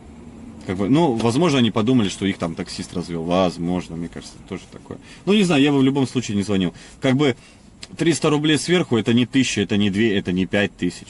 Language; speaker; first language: Russian; native; Russian